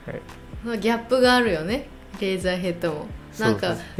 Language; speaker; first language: Japanese; non-native, fluent; English